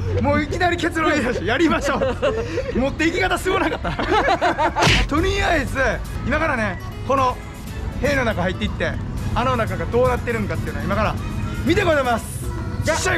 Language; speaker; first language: Japanese; native; Japanese